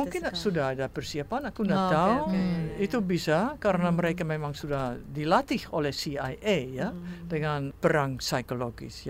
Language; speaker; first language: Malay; non-native, fluent; Dutch